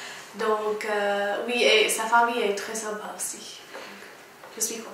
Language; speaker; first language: French; non-native, fluent; English